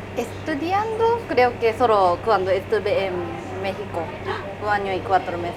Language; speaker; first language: Spanish; non-native, fluent; Japanese